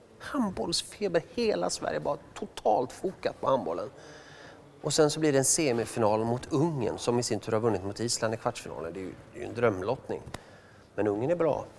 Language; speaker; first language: Swedish; early bilingual, other home language; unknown